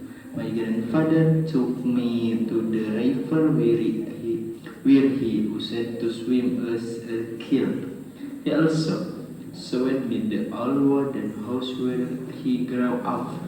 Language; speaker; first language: English; non-native, learner; Indonesian